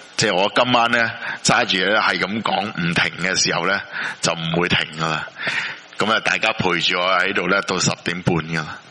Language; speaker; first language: Cantonese; native; Cantonese